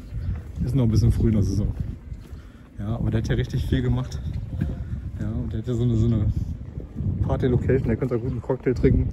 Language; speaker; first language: German; native; German